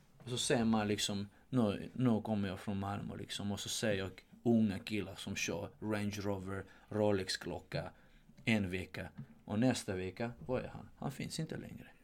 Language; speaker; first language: Swedish; non-native, fluent; Georgian